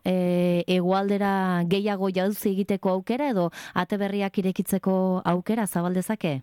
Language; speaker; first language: Basque; native; Basque